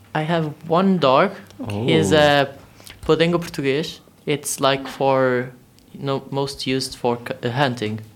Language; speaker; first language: English; non-native, learner; Portuguese